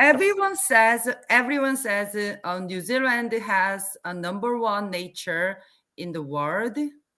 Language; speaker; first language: English; non-native, learner; Korean